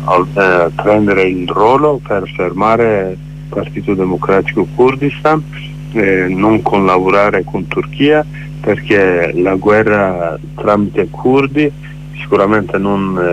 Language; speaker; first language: Italian; non-native, learner; Kurdish